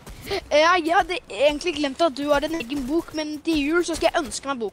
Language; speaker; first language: Norwegian; native; Norwegian